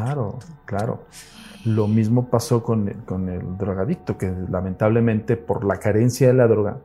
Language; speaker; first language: Spanish; native; Spanish